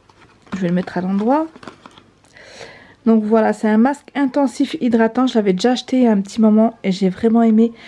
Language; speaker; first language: French; native; French